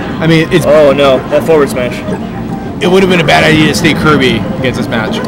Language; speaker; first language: English; native; English